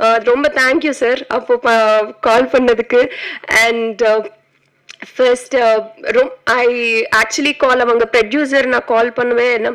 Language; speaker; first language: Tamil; non-native, learner; Telugu